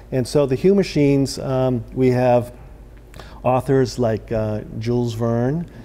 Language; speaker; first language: English; native; English